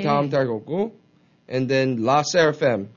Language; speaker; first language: Korean; early bilingual, heritage; Korean